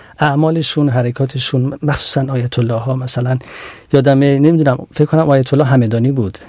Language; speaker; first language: Persian; non-native, local second language; Central Kurdish